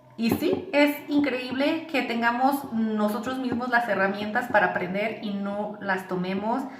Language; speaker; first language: Spanish; native; Spanish